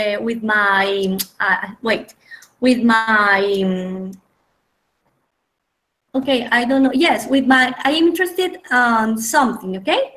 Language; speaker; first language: English; non-native, fluent; Spanish